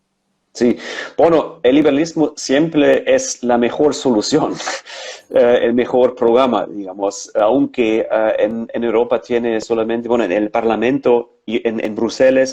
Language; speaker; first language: Spanish; non-native, fluent; German